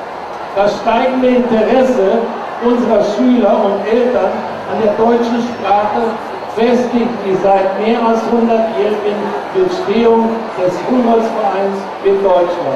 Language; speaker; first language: German; non-native, learner; Portuguese